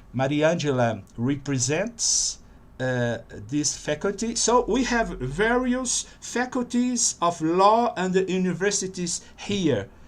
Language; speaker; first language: English; non-native, fluent; Portuguese